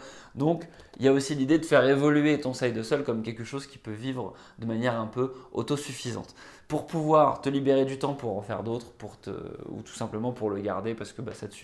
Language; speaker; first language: French; native; French